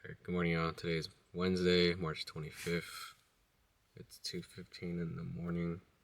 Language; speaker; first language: English; native; English